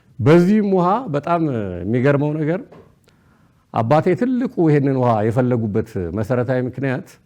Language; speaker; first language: Amharic; native; Amharic